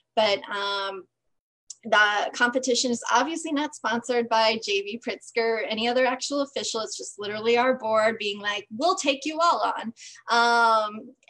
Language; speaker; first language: English; native; English